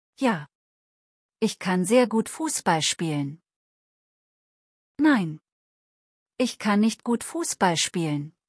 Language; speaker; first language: German; non-native, fluent; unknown